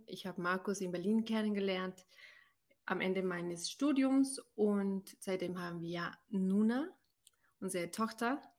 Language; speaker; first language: German; non-native, fluent; Spanish